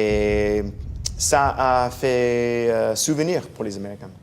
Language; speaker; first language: French; non-native, fluent; English